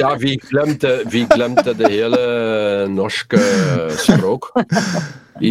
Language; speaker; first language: Norwegian; non-native, learner; Polish